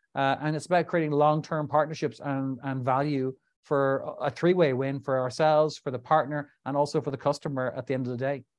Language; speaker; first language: English; native; English